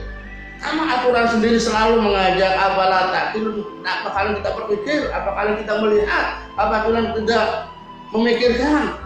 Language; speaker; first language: Indonesian; native; Indonesian